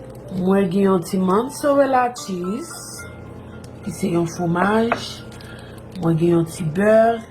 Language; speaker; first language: French; non-native, local second language; Haitian Creole